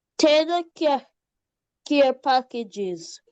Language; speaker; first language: English; native; English